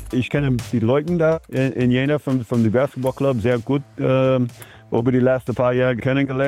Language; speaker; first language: German; non-native, learner; English